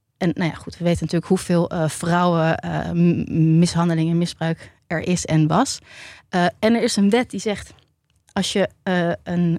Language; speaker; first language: Dutch; native; Dutch